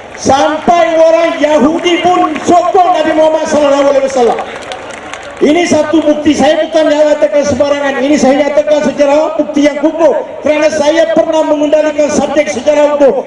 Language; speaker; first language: Malay; non-native, local second language; Tamil